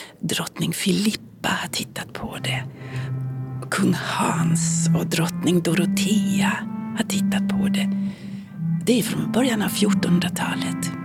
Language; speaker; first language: Swedish; early bilingual, heritage; Swedish